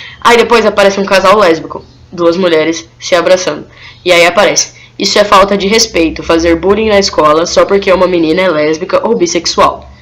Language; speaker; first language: Portuguese; native; Portuguese